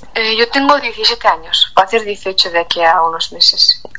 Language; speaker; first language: Spanish; non-native, fluent; Ukrainian